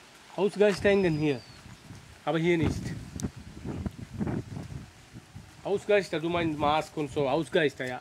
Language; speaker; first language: German; non-native, learner; Sinhala